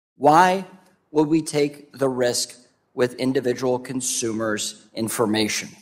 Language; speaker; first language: English; native; English